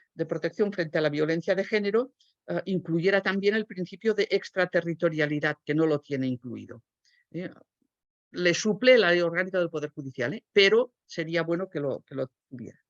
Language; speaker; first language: Spanish; native; Spanish